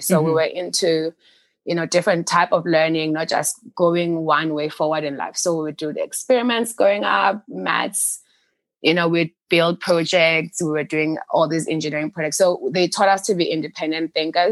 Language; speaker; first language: English; non-native, local second language; Xhosa